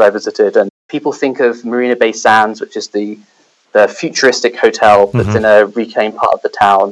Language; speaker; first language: English; native; English